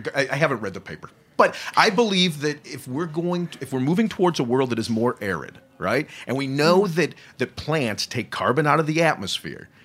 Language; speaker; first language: English; native; English